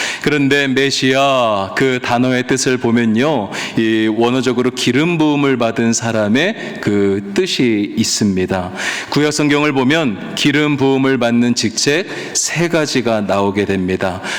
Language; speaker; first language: Korean; native; Korean